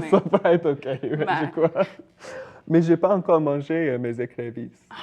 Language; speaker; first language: French; non-native, fluent; English